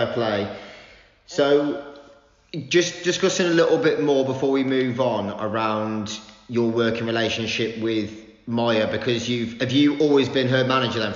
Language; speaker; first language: English; native; English